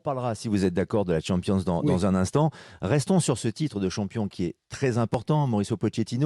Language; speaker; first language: French; native; French